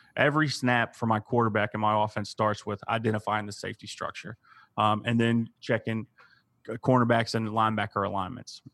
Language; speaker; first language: English; native; English